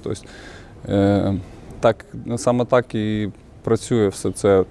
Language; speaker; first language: Ukrainian; non-native, local second language; Russian